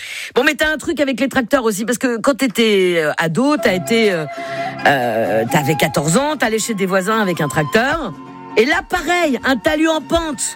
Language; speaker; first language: French; native; French